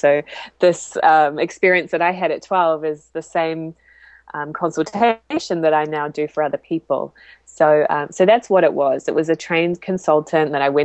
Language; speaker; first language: English; native; English